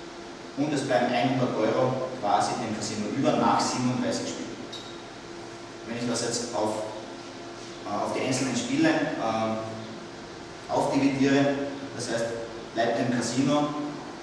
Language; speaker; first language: German; native; German